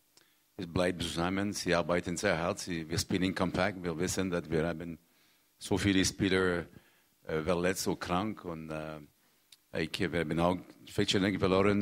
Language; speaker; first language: German; non-native, fluent; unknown